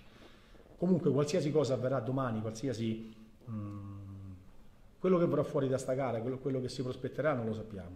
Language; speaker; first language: Italian; native; Italian